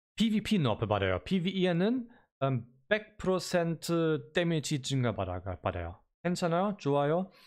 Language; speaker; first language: Korean; non-native, learner; German